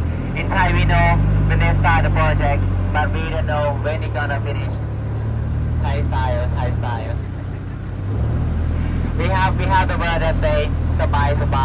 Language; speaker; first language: English; non-native, fluent; Thai